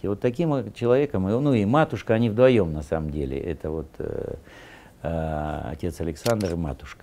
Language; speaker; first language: Russian; native; Russian